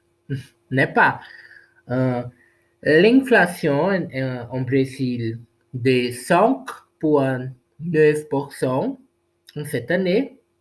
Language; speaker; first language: French; non-native, learner; Portuguese